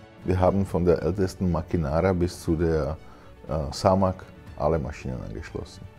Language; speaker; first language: German; non-native, fluent; Czech